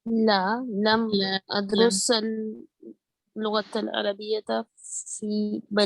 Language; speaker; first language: Arabic; non-native, learner; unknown